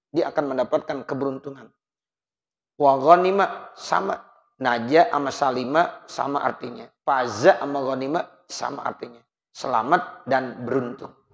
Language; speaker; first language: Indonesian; native; Indonesian